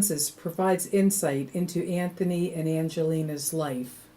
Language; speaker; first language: English; native; English